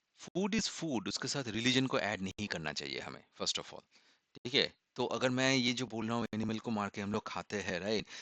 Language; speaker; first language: Hindi; non-native, local second language; Assamese